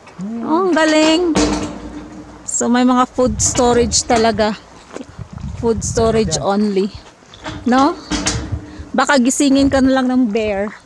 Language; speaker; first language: Filipino; non-native, local second language; Cebuano